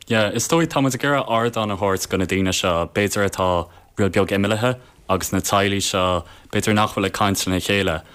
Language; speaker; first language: Irish; non-native, local second language; English